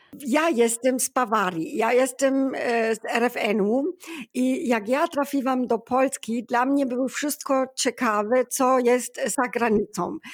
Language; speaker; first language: Polish; non-native, learner; German